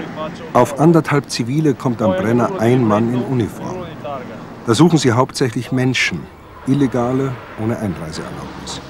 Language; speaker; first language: German; native; German